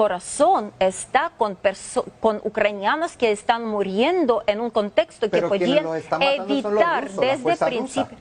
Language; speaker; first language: Spanish; non-native, fluent; Ukrainian